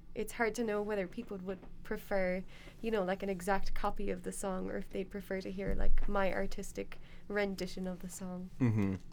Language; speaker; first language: English; native; English